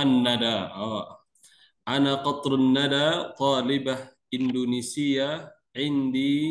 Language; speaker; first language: Arabic; non-native, learner; Indonesian